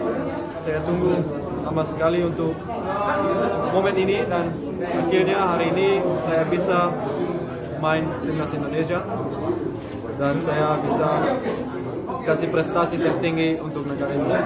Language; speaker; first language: Indonesian; non-native, fluent; Dutch